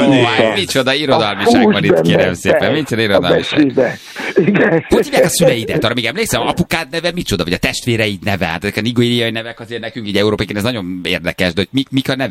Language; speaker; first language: Hungarian; native; Hungarian